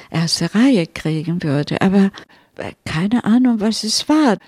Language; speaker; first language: German; non-native, fluent; Italian